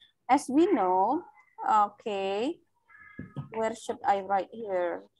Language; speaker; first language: English; non-native, fluent; Indonesian